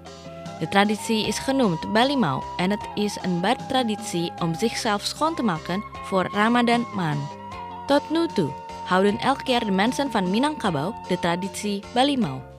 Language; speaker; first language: Dutch; non-native, fluent; Indonesian